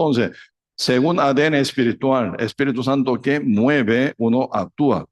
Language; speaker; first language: Spanish; non-native, fluent; Korean